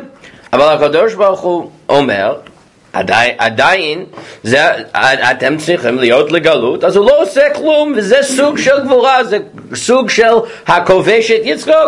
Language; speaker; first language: Hebrew; non-native, fluent; English